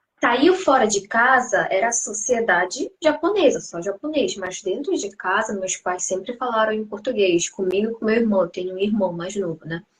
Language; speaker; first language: Portuguese; early bilingual, heritage; Portuguese